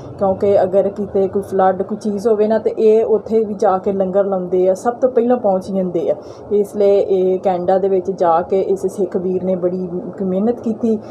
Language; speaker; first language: Punjabi; native; Punjabi